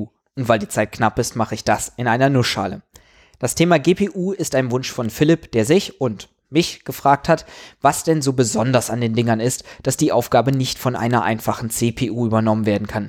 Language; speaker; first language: German; native; German